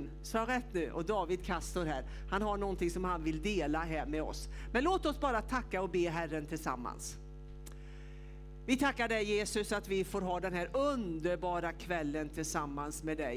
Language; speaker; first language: Swedish; native; Swedish